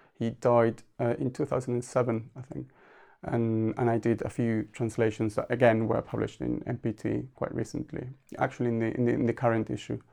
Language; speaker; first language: English; non-native, fluent; Spanish